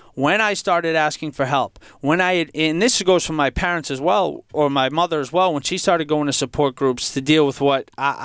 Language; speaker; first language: English; native; English